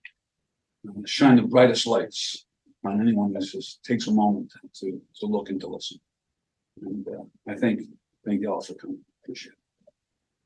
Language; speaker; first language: English; native; English